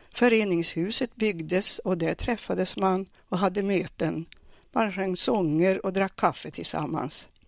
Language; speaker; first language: Swedish; native; Swedish